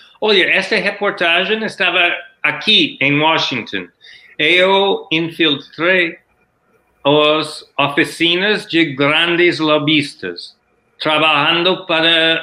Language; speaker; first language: Portuguese; non-native, learner; English